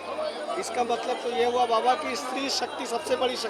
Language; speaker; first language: Hindi; native; Hindi